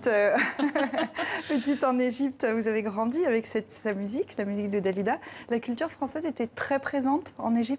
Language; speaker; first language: French; native; French